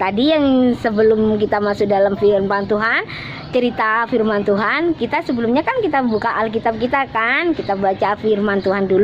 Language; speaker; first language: Indonesian; non-native, local second language; Javanese